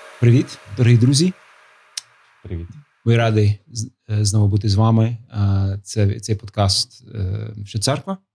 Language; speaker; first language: Ukrainian; non-native, fluent; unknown